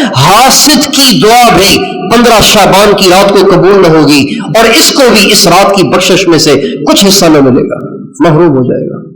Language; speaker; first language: Urdu; non-native, local second language; Sindhi